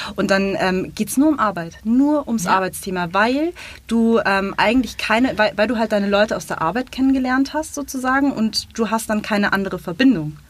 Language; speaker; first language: German; native; German